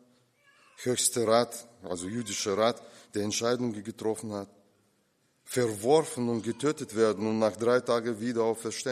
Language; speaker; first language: German; non-native, fluent; Russian